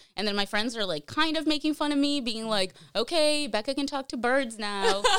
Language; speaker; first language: English; early bilingual, other home language; Portuguese